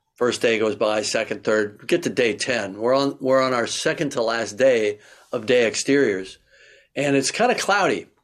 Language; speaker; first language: English; native; English